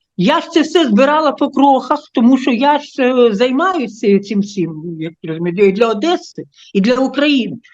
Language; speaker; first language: Ukrainian; non-native, local second language; Russian